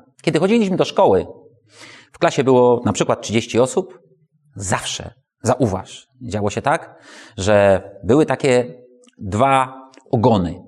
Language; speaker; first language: Polish; native; Polish